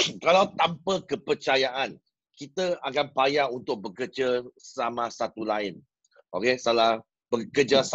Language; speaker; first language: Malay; non-native, local second language; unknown